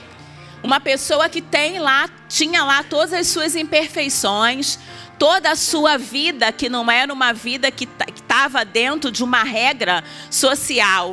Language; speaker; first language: Portuguese; native; Portuguese